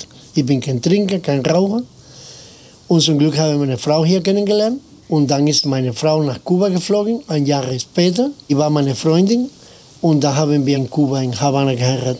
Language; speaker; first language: German; non-native, learner; Spanish